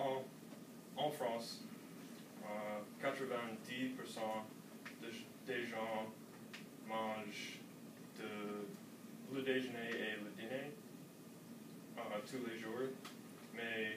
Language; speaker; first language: French; non-native, learner; English